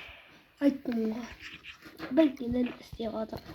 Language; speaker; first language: Turkish; non-native, learner; Kazakh